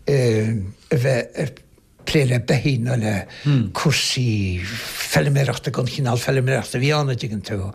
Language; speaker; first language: Irish; native; Irish